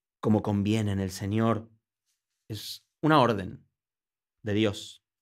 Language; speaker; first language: Spanish; native; Spanish